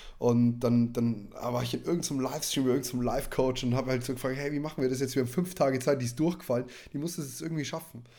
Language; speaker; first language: German; native; German